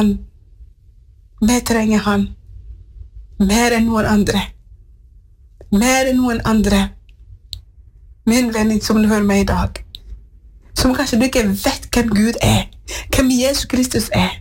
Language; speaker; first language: Swedish; non-native, learner; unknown